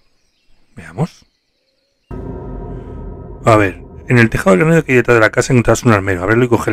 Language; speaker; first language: Spanish; native; Spanish